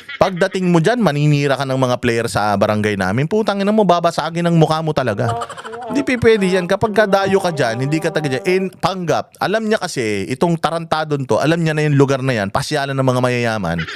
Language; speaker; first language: Filipino; native; Filipino